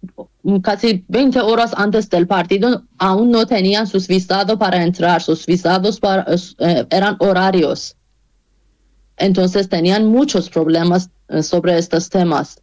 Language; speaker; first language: Spanish; non-native, fluent; Persian